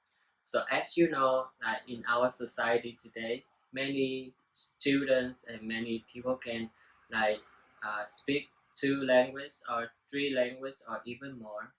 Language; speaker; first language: English; non-native, learner; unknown